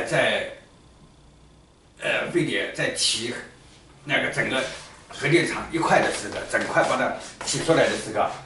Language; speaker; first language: Chinese; native; Chinese